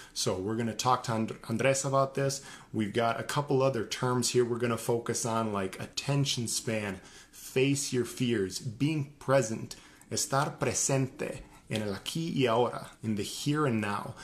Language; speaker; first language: English; native; English